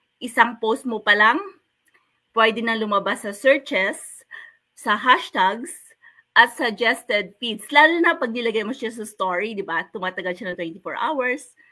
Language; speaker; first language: Filipino; native; Filipino